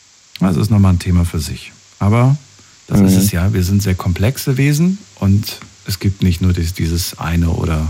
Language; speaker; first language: German; native; German